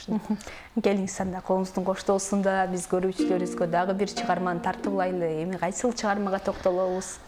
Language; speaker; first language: Kyrgyz; native; Kyrgyz